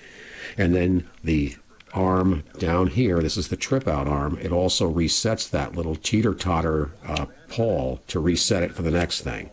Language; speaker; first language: English; native; English